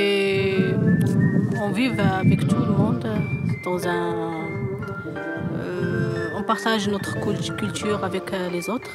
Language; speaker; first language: French; non-native, fluent; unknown